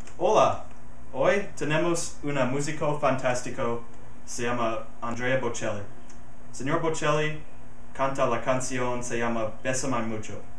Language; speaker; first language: Spanish; non-native, learner; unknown